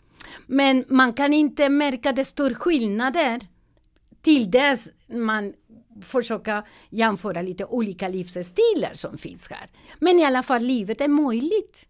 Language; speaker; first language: Swedish; non-native, learner; Spanish